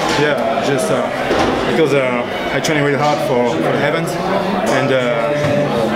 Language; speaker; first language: English; non-native, learner; French